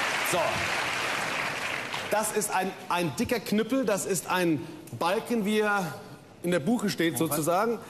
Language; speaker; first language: German; native; German